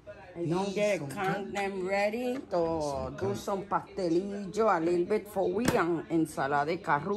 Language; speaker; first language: English; non-native, learner; Spanish